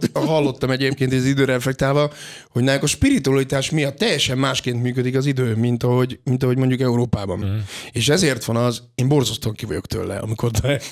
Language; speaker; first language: Hungarian; native; Hungarian